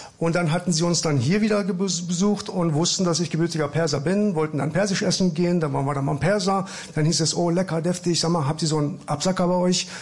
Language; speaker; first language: German; early bilingual, other home language; Persian